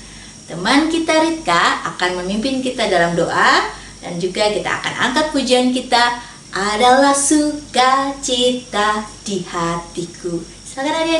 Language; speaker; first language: Indonesian; native; Indonesian